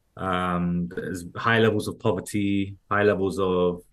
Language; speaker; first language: English; early bilingual, other home language; Spanish